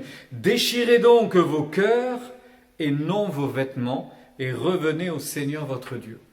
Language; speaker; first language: French; native; French